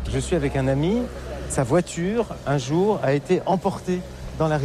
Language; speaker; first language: French; native; French